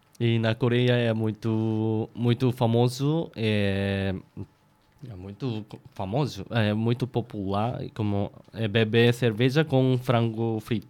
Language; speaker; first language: Portuguese; non-native, fluent; Korean